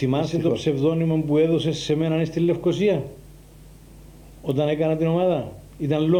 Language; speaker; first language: Greek; native; Greek